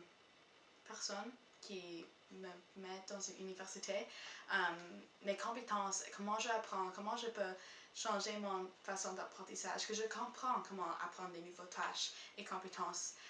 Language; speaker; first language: French; non-native, local second language; English